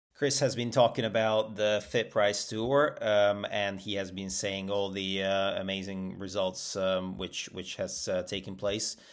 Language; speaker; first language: English; native; English